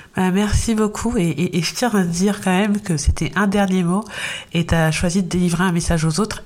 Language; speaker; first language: French; native; French